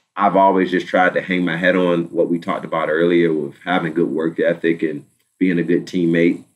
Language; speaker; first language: English; native; English